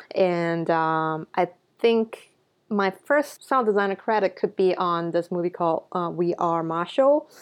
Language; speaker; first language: English; non-native, local second language; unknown